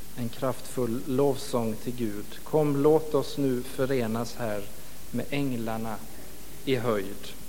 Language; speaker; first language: Swedish; native; Swedish